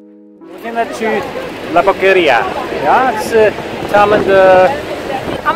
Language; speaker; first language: Chinese; non-native, learner; German